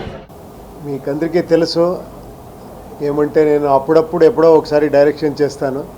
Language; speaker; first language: Telugu; non-native, fluent; Kannada